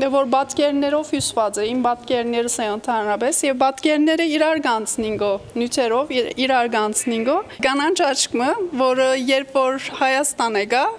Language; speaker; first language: Armenian; early bilingual, heritage; Armenian